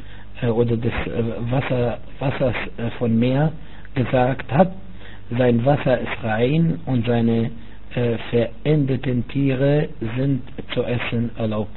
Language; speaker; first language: German; non-native, fluent; Arabic